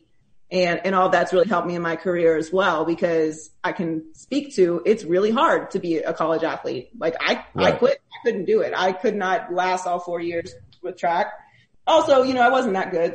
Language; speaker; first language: English; native; English